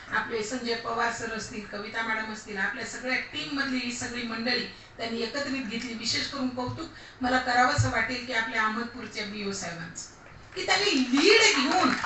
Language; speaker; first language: Marathi; non-native, local second language; Lambadi